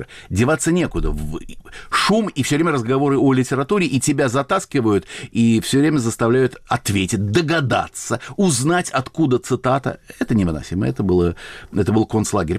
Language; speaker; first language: Russian; native; Russian